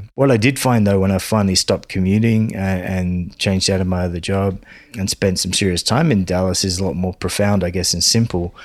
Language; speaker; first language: English; native; English